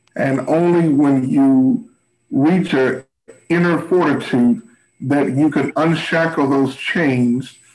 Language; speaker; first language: English; native; English